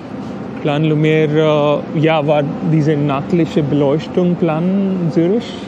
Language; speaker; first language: German; non-native, learner; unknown